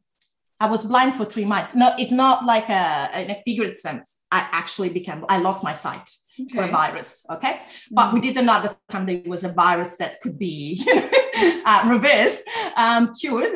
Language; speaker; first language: English; non-native, fluent; Italian